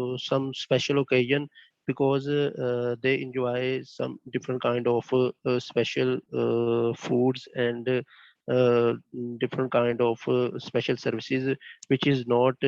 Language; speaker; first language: English; non-native, learner; Bangla